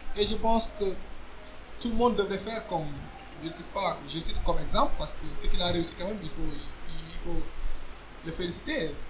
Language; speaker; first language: French; non-native, local second language; Wolof